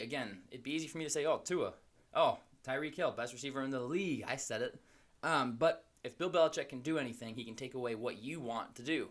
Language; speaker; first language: English; native; English